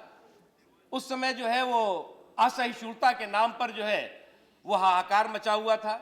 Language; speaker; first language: Hindi; native; Hindi